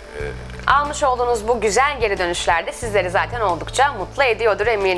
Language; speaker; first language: Turkish; native; Turkish